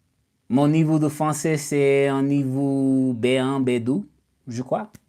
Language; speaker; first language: French; non-native, learner; English